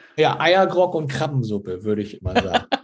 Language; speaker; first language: German; native; German